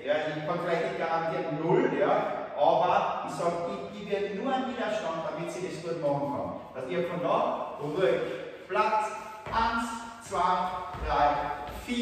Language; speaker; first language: German; native; German